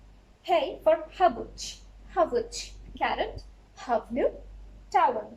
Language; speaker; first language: Turkish; non-native, fluent; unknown